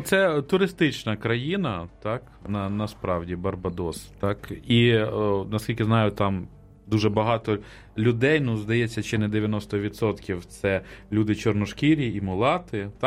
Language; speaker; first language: Ukrainian; native; Ukrainian